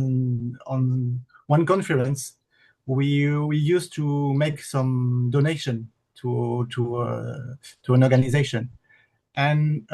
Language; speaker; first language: English; non-native, learner; French